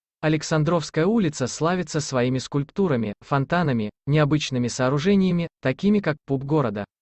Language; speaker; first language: Russian; native; Russian